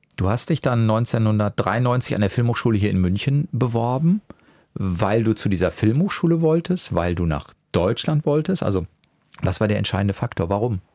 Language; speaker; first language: German; native; German